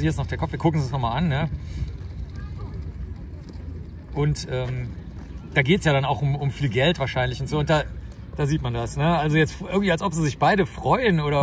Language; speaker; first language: German; native; German